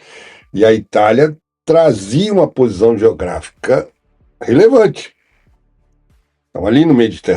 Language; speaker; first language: Portuguese; native; Portuguese